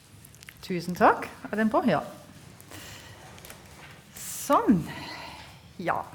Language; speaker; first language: Norwegian; non-native, fluent; German